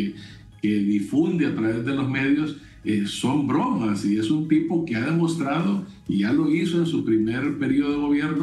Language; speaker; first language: Spanish; native; Spanish